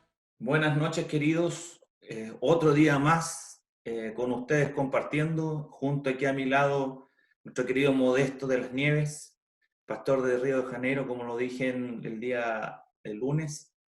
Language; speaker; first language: Spanish; native; Spanish